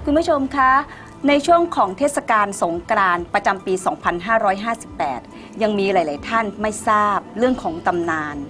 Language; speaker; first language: Thai; native; Thai